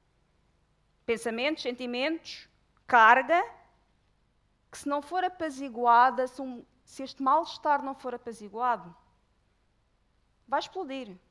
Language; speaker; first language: Portuguese; native; Portuguese